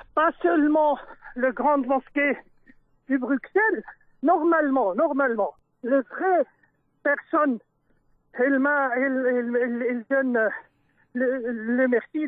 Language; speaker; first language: French; non-native, local second language; Dutch